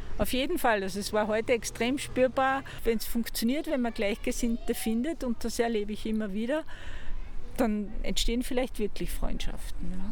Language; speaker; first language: German; native; German